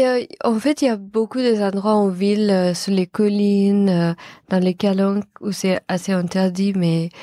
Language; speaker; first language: French; non-native, fluent; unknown